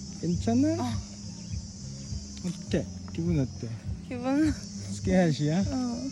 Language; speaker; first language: Korean; non-native, fluent; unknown